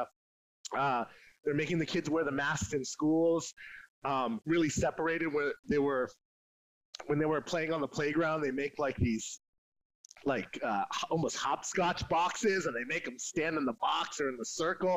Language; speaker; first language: English; native; English